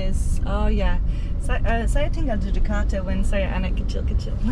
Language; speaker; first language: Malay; non-native, learner; English